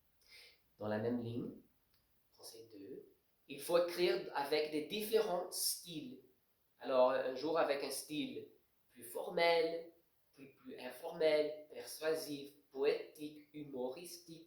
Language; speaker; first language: French; non-native, fluent; Portuguese